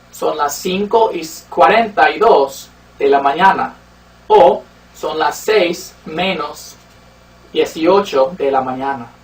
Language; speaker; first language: Spanish; non-native, fluent; English